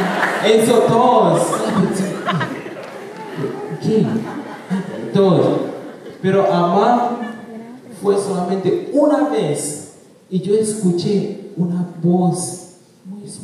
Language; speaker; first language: Spanish; non-native, learner; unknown